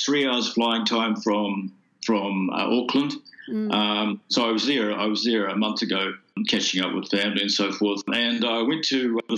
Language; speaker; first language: English; native; English